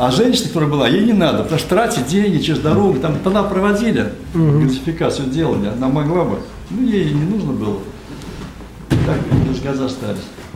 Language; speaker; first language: Russian; native; Russian